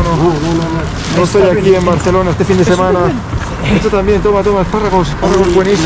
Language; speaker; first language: Spanish; non-native, fluent; Filipino